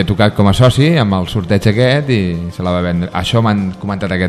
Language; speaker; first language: Catalan; native; Catalan